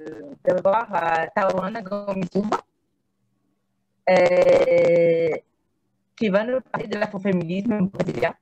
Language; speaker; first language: French; non-native, fluent; Portuguese